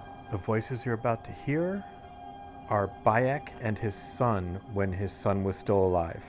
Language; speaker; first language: English; native; English